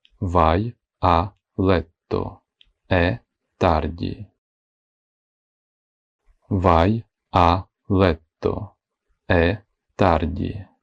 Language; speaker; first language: Italian; non-native, fluent; Ukrainian